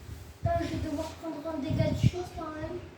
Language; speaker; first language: French; native; French